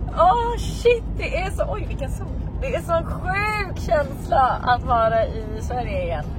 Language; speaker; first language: Swedish; native; Swedish